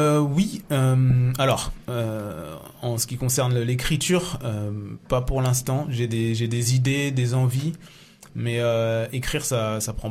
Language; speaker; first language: French; native; French